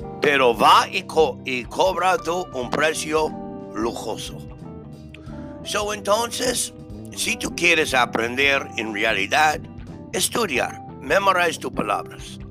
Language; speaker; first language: Spanish; non-native, learner; English